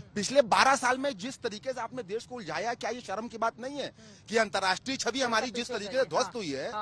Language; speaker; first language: Hindi; native; Hindi